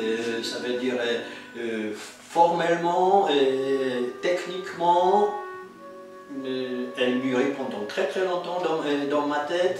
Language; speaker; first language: French; non-native, fluent; Polish